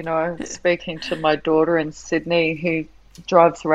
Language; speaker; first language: English; native; English